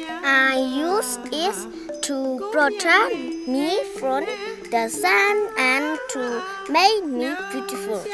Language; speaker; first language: English; non-native, learner; Burmese